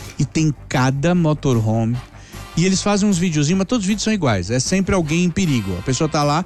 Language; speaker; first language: Portuguese; native; Portuguese